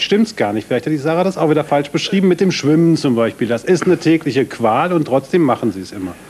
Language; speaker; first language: German; native; German